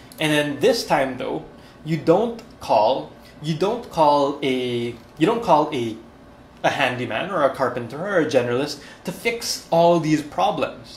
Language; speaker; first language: English; non-native, local second language; Filipino